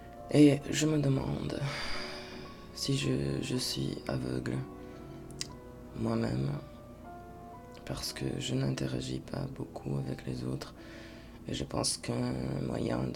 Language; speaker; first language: French; non-native, fluent; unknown